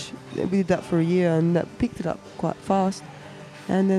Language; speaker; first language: English; early bilingual, other home language; German